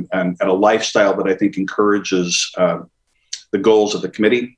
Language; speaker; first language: English; native; English